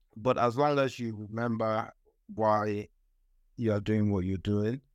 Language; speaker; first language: English; non-native, local second language; Yoruba